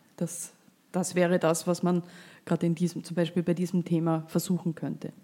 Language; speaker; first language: German; native; German